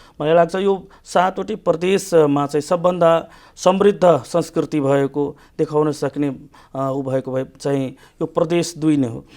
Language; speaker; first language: Nepali; non-native, local second language; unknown